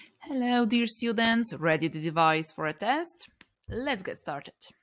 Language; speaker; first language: English; non-native, fluent; Polish